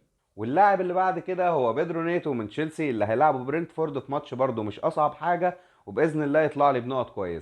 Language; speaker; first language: Arabic; native; Arabic